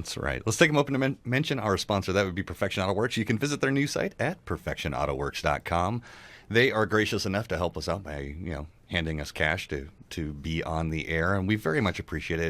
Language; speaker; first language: English; native; English